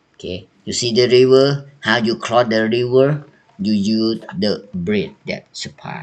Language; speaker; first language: English; non-native, learner; Thai